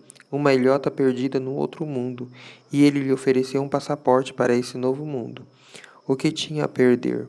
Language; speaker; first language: Portuguese; native; Portuguese